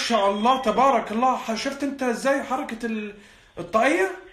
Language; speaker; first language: Arabic; native; Arabic